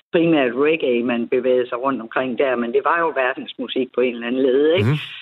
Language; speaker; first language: Danish; native; Danish